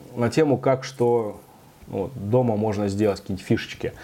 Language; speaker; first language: Russian; native; Russian